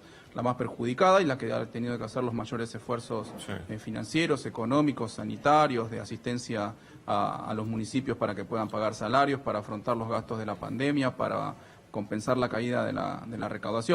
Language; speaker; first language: Spanish; native; Spanish